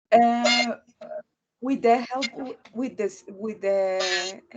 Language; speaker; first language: English; non-native, learner; Spanish